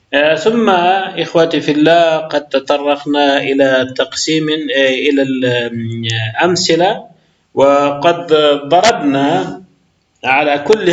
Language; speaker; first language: Arabic; non-native, fluent; Persian